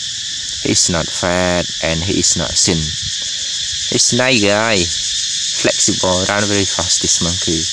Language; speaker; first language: English; non-native, learner; Khmer